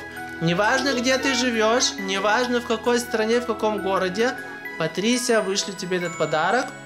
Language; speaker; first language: Russian; native; Russian